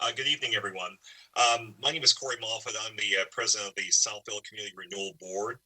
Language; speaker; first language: English; native; English